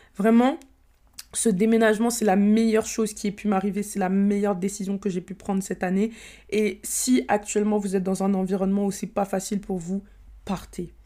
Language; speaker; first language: French; early bilingual, other home language; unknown